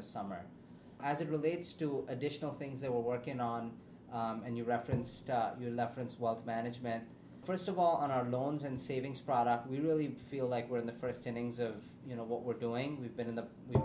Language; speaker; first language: English; non-native, local second language; Urdu